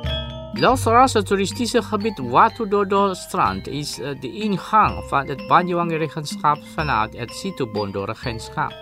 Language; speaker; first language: Dutch; non-native, fluent; Indonesian